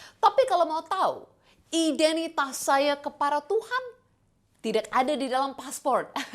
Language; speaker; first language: Indonesian; non-native, fluent; English